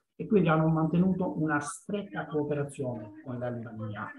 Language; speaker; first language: Italian; non-native, fluent; Albanian